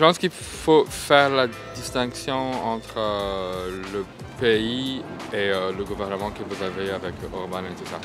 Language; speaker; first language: French; native; French